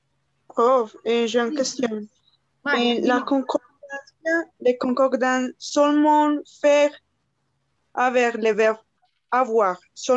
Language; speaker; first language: French; non-native, learner; Spanish